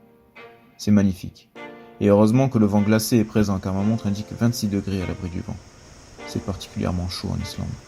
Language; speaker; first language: French; native; French